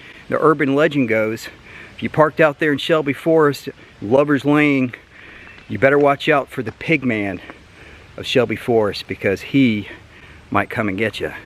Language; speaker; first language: English; native; English